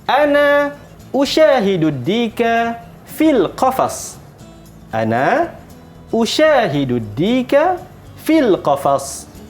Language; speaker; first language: Arabic; non-native, fluent; Malay